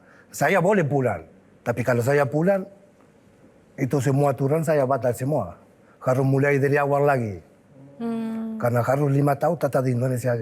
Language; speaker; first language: Indonesian; non-native, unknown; Spanish